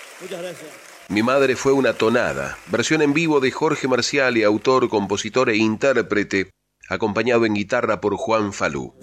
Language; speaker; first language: Spanish; native; Spanish